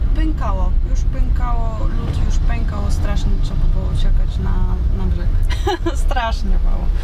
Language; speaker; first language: Polish; non-native, learner; Russian